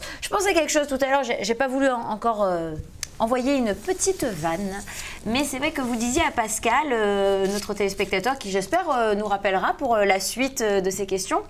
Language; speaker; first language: French; native; French